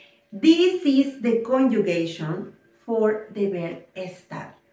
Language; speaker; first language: English; non-native, fluent; Spanish